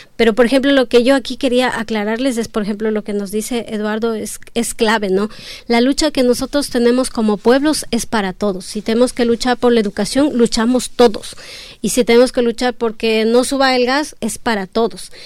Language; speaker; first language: Spanish; non-native, local second language; Quechua